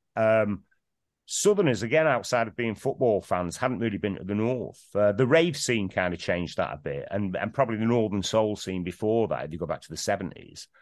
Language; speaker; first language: English; native; English